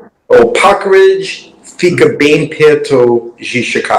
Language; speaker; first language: Portuguese; non-native, learner; English